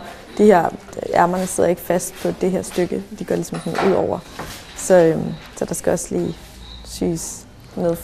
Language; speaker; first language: Danish; native; Danish